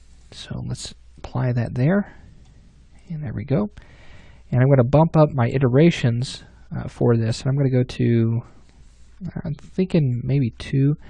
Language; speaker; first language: English; native; English